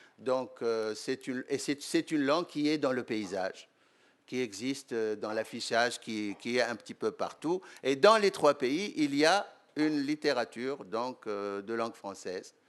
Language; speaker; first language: French; non-native, local second language; Arabic